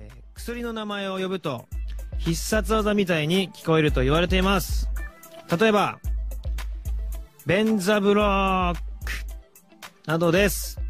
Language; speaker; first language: Japanese; native; Japanese